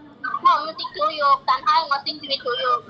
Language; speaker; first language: Cantonese; non-native, learner; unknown